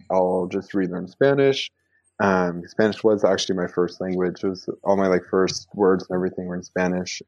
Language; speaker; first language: English; native; English